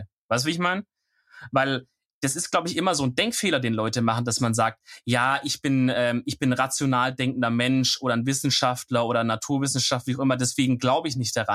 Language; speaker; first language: German; native; German